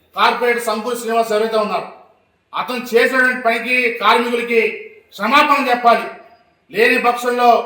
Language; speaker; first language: Telugu; native; Telugu